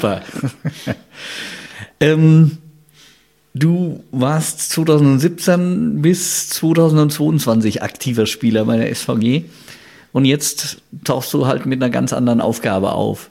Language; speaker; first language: German; native; German